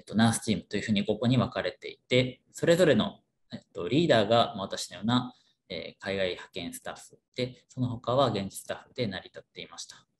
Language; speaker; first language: Japanese; native; Japanese